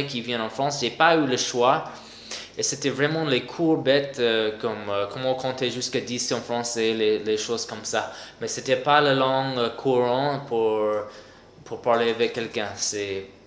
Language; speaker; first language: French; non-native, fluent; English